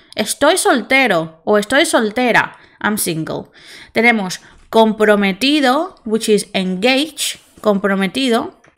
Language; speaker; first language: English; non-native, fluent; Spanish